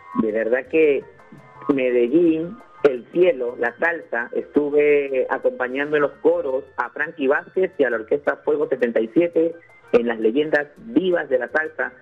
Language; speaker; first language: Spanish; native; Spanish